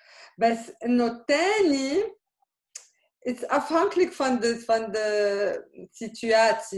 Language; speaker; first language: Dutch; non-native, learner; Arabic